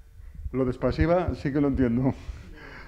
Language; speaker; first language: Spanish; native; Spanish